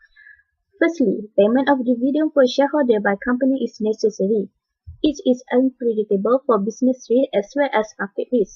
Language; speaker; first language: English; non-native, learner; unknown